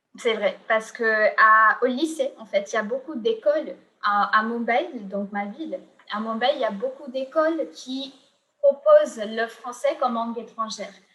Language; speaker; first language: French; non-native, fluent; Gujarati